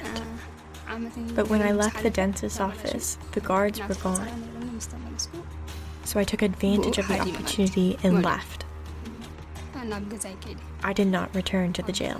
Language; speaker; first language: English; non-native, fluent; Arabic